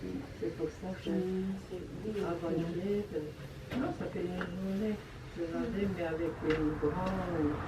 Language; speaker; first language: French; non-native, fluent; Slovak